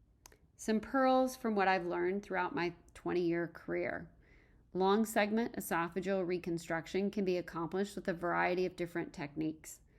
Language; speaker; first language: English; native; English